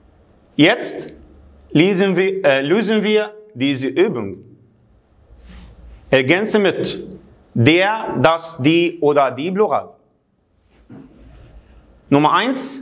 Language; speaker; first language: German; non-native, fluent; Arabic